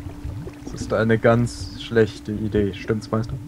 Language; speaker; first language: German; native; German